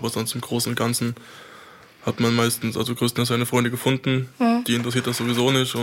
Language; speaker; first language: German; native; German